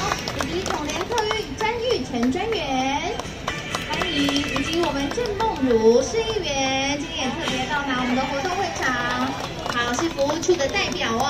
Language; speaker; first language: Chinese; native; Chinese